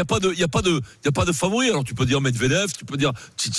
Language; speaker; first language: French; native; French